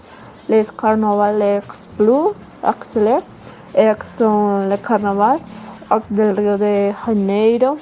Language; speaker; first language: French; non-native, learner; Spanish